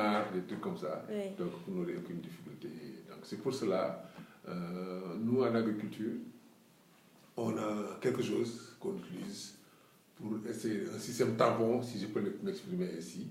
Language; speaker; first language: French; non-native, local second language; Wolof